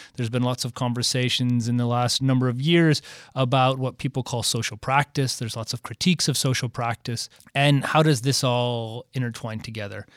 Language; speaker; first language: English; native; English